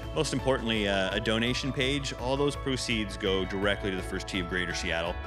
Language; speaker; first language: English; native; English